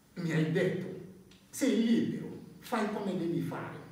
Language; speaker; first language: Italian; non-native, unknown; French